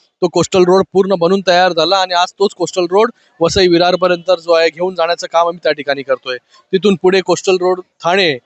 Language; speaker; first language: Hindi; non-native, local second language; Marathi